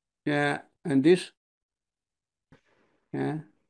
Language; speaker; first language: English; non-native, learner; Chinese